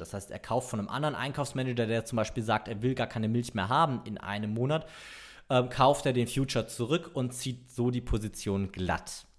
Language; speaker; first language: German; native; German